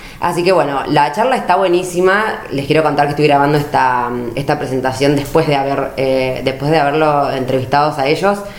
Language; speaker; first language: Spanish; native; Spanish